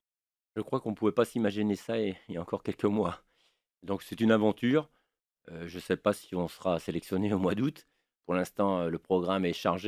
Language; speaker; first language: French; native; French